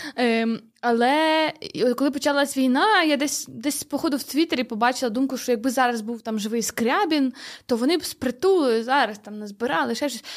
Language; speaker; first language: Ukrainian; native; Ukrainian